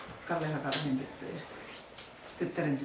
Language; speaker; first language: Finnish; native; Finnish